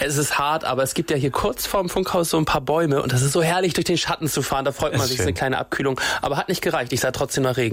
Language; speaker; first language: German; native; German